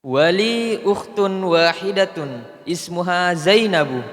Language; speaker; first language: Arabic; non-native, learner; Indonesian